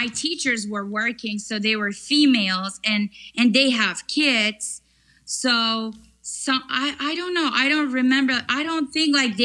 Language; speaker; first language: English; non-native, fluent; Turkish